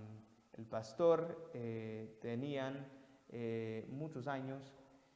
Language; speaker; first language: Spanish; non-native, fluent; English